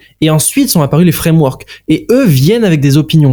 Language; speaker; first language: French; native; French